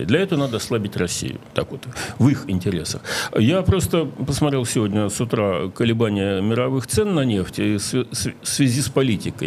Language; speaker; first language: Russian; native; Russian